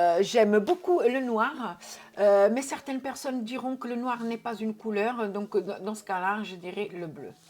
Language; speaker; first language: French; non-native, fluent; Portuguese